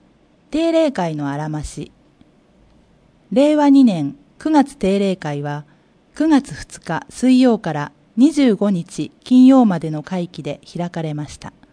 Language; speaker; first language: Japanese; native; Japanese